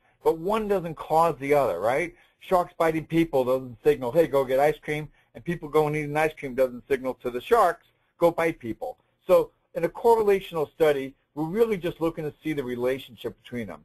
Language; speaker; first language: English; native; English